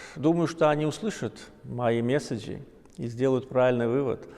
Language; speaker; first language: Russian; non-native, local second language; Azerbaijani